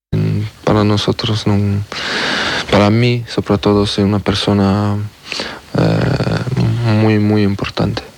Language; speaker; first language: Spanish; non-native, learner; French